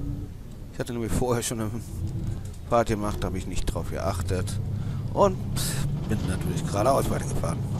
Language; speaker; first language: German; native; German